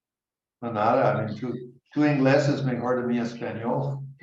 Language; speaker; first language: Spanish; non-native, learner; English